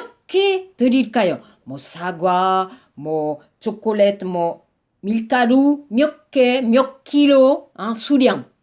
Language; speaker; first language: Korean; non-native, learner; French